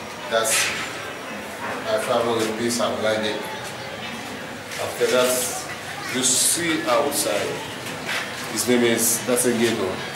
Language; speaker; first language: English; non-native, learner; Haitian Creole